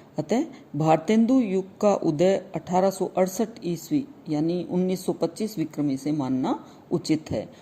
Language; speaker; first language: Hindi; native; Hindi